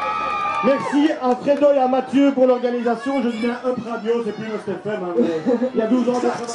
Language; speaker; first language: French; native; French